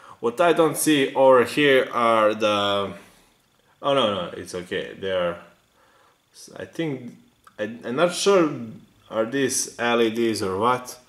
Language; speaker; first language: English; non-native, fluent; Serbian